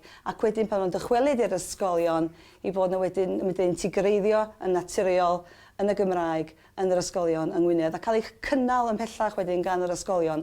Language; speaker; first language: Welsh; native; Welsh